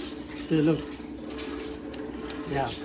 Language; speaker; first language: English; non-native, local second language; Filipino